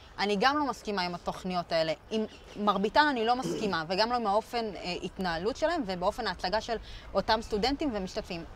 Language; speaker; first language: Hebrew; early bilingual, other home language; Amharic